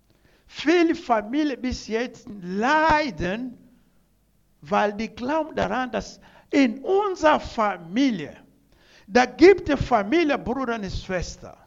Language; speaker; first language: German; non-native, learner; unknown